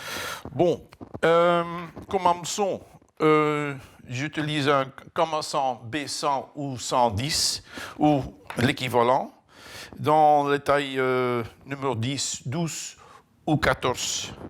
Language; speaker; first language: French; non-native, fluent; Dutch